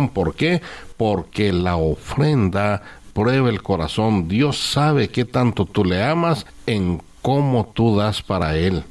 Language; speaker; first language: Spanish; native; Spanish